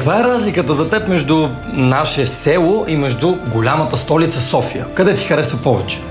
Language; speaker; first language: Bulgarian; native; Bulgarian